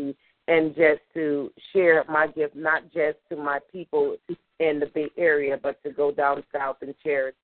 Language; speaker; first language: English; native; English